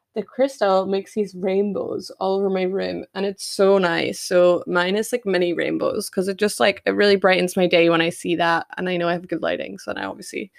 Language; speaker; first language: English; native; English